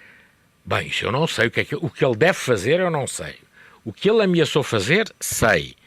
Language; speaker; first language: Portuguese; native; Portuguese